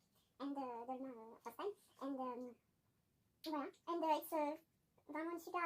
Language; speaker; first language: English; non-native, learner; French